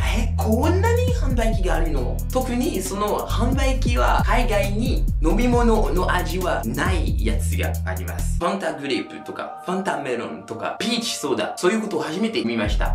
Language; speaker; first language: Japanese; non-native, fluent; French